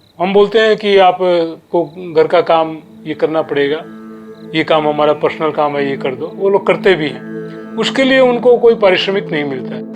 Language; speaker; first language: Hindi; non-native, local second language; Bangla